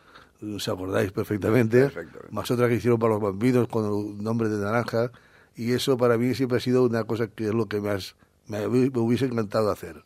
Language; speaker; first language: Spanish; native; Spanish